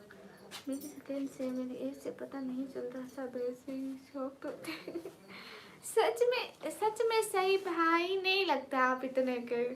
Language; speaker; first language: Hindi; non-native, local second language; Punjabi